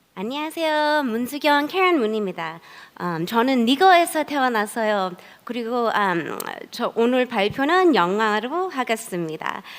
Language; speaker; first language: Korean; early bilingual, heritage; Korean